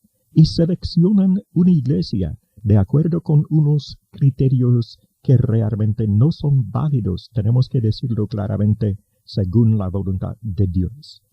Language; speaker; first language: Spanish; native; Spanish